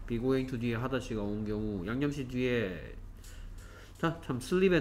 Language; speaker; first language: Korean; native; Korean